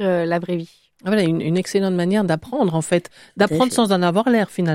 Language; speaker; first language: French; native; French